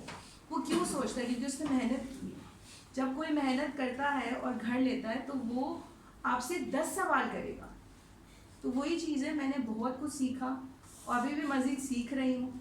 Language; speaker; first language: Urdu; non-native, local second language; Gujarati